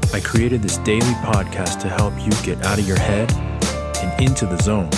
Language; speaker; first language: English; native; English